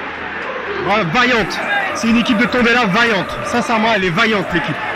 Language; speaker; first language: French; native; French